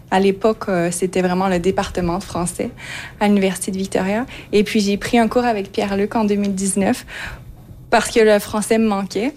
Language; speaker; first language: French; native; French